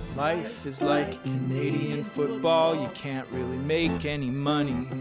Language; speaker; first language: English; native; English